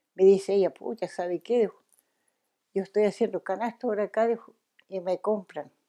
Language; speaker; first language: Spanish; non-native, local second language; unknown